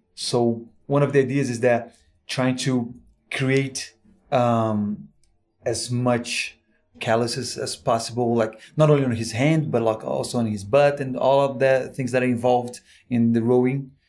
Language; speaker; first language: English; non-native, fluent; Portuguese